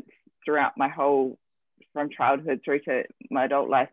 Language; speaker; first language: English; native; English